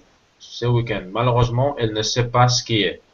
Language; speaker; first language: French; non-native, learner; Spanish